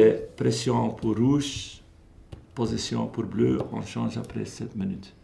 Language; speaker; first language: French; non-native, local second language; Dutch